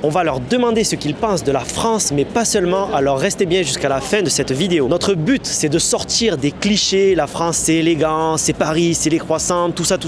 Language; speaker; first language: French; native; French